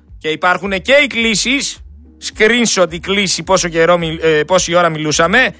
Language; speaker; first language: Greek; native; Greek